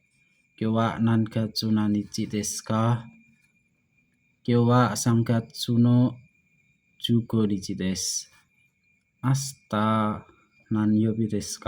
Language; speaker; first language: Japanese; non-native, learner; Indonesian